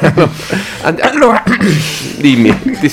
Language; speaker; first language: Italian; native; Italian